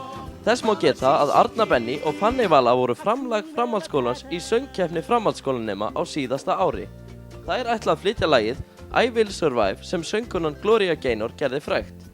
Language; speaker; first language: Icelandic; native; Icelandic